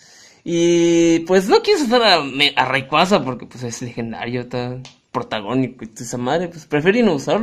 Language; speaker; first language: Spanish; native; Spanish